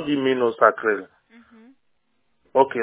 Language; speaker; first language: Russian; non-native, learner; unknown